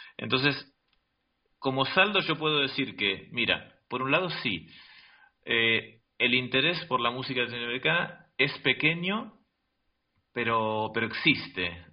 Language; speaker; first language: Spanish; native; Spanish